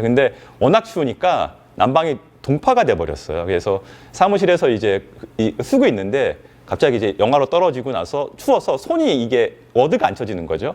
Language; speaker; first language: Korean; native; Korean